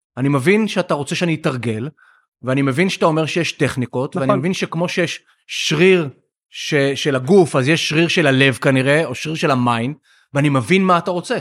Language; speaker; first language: Hebrew; native; Hebrew